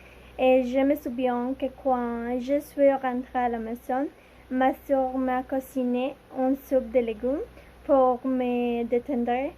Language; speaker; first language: French; non-native, learner; Spanish